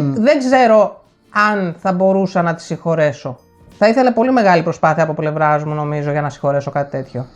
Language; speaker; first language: Greek; early bilingual, heritage; Greek